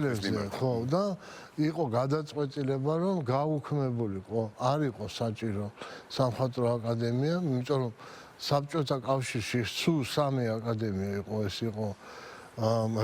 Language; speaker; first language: Georgian; native; Georgian